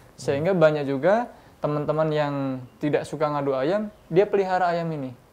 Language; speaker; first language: Indonesian; native; Indonesian